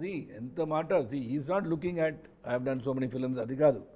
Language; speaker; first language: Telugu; non-native, local second language; Tamil